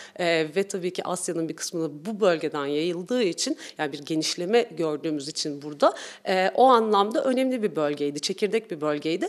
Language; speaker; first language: Turkish; native; Turkish